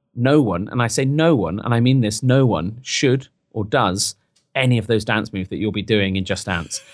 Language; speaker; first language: English; native; English